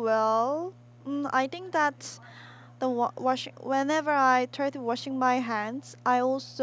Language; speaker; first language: English; non-native, learner; Korean